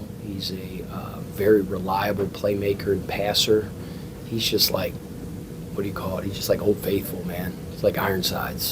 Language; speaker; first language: English; native; English